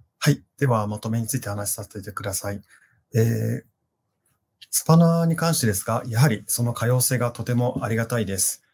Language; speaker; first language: Japanese; native; Japanese